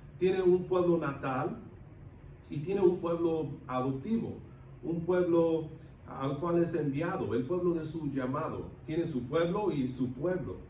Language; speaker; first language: Spanish; non-native, local second language; English